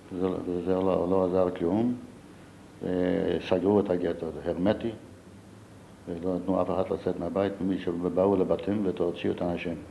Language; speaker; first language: Hebrew; non-native, fluent; Yiddish